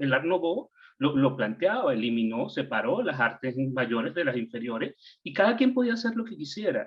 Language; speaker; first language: Spanish; native; Spanish